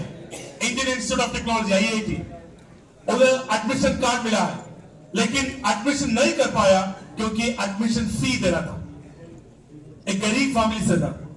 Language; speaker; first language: Hindi; non-native, fluent; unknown